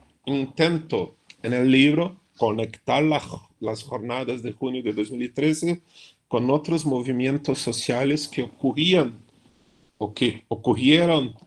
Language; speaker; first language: Spanish; non-native, fluent; Portuguese